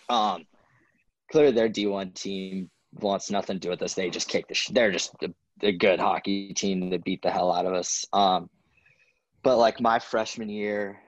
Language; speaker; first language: English; native; English